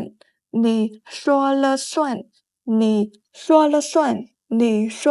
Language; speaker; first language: Chinese; non-native, fluent; Khmer